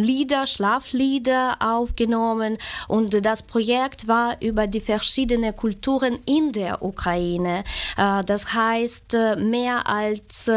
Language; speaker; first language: German; non-native, fluent; Ukrainian